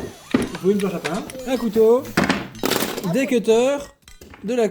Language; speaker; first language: French; native; French